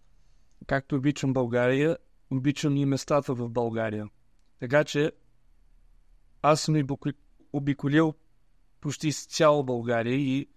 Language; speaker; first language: Bulgarian; early bilingual, heritage; Bulgarian